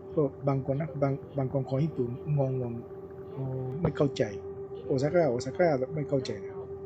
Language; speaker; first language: Thai; non-native, fluent; Japanese